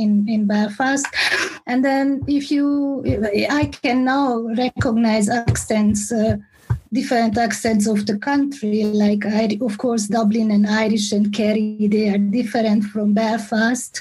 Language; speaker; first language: English; non-native, fluent; Hungarian